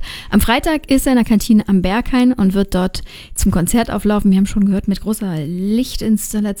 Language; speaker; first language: German; native; German